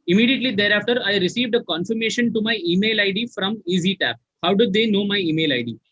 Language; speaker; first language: English; non-native, local second language; Marathi